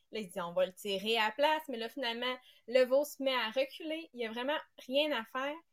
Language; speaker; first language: French; native; French